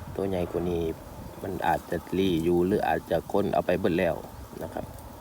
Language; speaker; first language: Thai; native; Thai